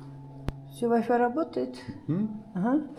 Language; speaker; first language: Russian; non-native, local second language; Kazakh